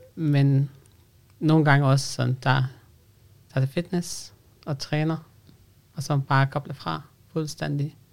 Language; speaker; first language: Danish; non-native, fluent; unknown